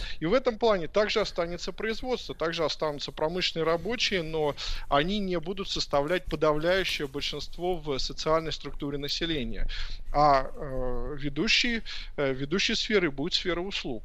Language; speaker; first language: Russian; native; Russian